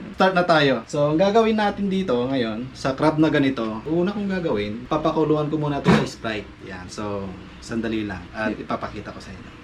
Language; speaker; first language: Filipino; non-native, local second language; Iloko